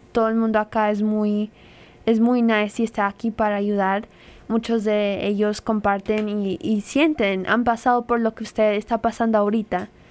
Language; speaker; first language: Spanish; early bilingual, heritage; Spanish